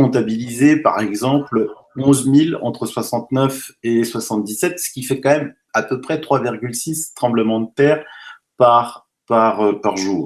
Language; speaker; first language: French; native; French